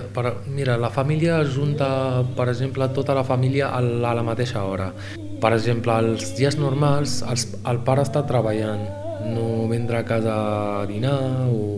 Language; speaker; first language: Catalan; non-native, learner; Arabic